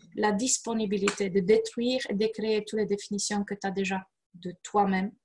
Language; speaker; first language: French; non-native, fluent; Romanian